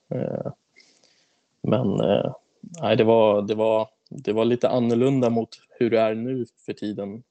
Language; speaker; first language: Swedish; native; Swedish